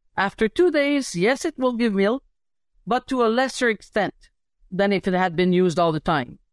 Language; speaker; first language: English; native; English